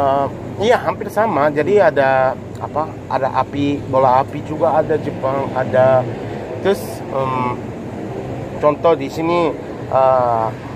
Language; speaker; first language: Indonesian; non-native, learner; Japanese